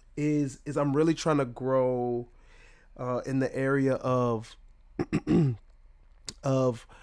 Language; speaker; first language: English; native; English